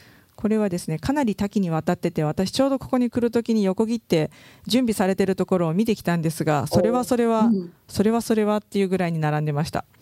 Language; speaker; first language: Japanese; native; Japanese